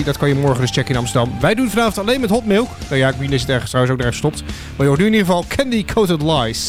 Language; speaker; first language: Dutch; native; Dutch